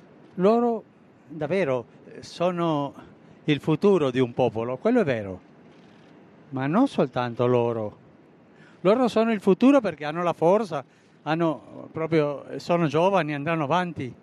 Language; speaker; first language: Italian; non-native, fluent; Spanish